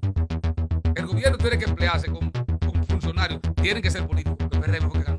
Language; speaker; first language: Spanish; native; Spanish